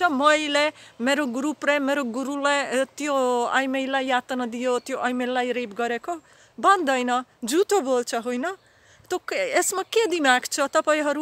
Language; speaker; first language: Nepali; non-native, learner; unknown